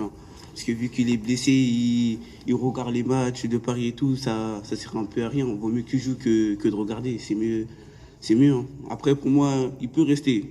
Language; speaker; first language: French; native; French